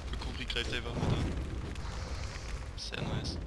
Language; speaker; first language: German; native; German